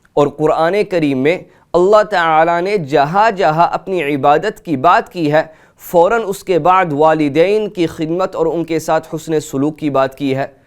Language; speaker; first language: Urdu; early bilingual, heritage; Urdu